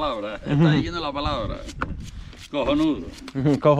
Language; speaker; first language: Spanish; native; Spanish